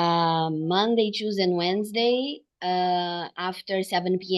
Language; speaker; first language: English; non-native, learner; Portuguese